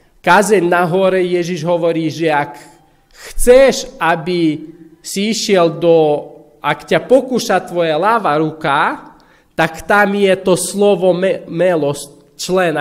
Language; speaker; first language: Slovak; non-native, fluent; Russian